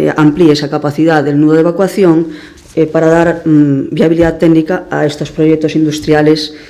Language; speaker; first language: Spanish; native; Spanish